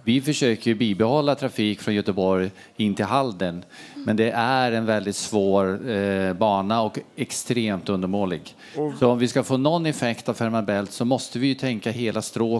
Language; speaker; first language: Swedish; native; Swedish